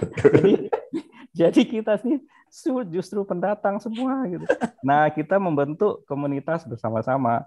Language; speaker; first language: Indonesian; native; Indonesian